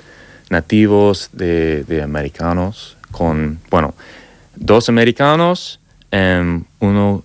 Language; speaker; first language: Spanish; non-native, learner; English